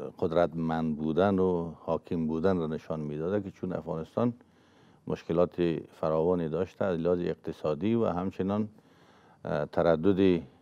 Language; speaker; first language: Persian; native; Persian